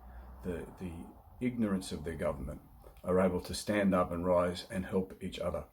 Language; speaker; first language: English; native; English